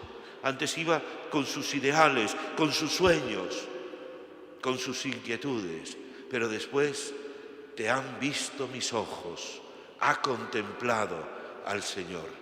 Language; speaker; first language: Spanish; native; Spanish